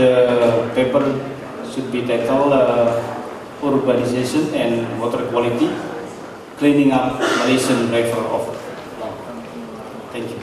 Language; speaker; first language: English; non-native, learner; Indonesian